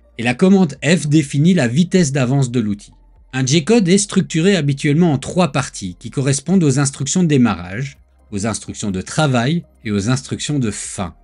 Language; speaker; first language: French; native; French